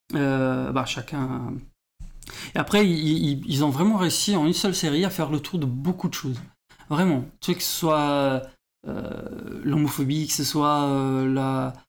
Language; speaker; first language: French; early bilingual, other home language; Portuguese